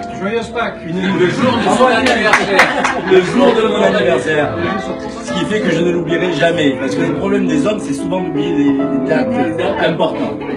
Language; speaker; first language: French; non-native, learner; Thai